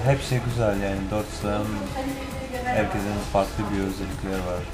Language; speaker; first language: Turkish; non-native, fluent; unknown